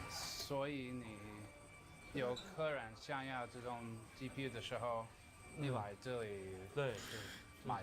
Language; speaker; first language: Chinese; non-native, learner; English